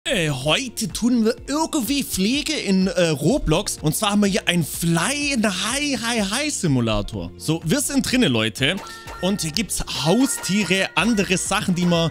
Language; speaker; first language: German; native; German